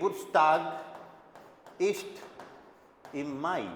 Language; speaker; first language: German; non-native, fluent; Hindi